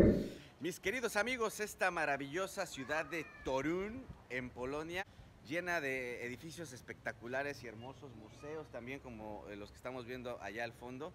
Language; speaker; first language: Spanish; native; Spanish